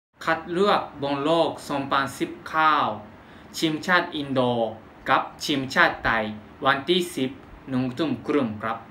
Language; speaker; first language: Thai; non-native, fluent; Japanese